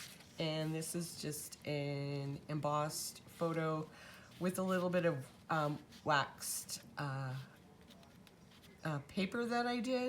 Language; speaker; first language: English; native; English